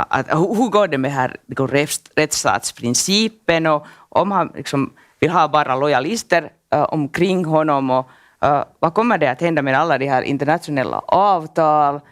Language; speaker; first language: Swedish; non-native, local second language; Finnish